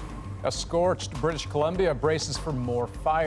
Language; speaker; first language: English; native; English